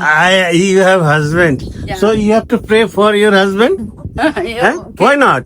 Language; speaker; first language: English; non-native, learner; Bangla